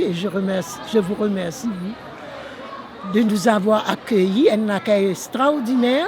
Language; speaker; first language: French; non-native, local second language; Morisyen